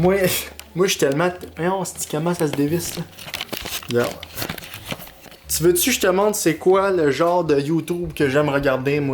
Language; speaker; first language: French; native; French